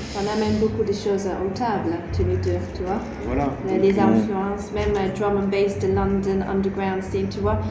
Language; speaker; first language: French; non-native, fluent; English